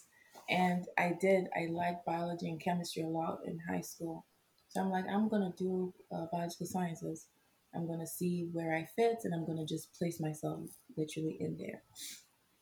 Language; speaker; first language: English; non-native, local second language; Igbo